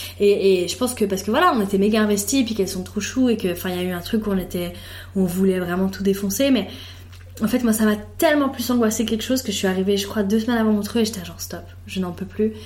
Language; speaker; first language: French; native; French